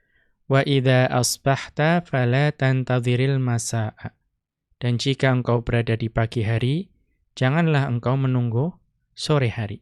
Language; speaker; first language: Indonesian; native; Indonesian